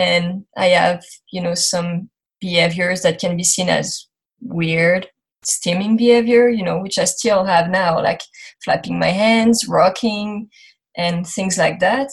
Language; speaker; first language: English; non-native, fluent; French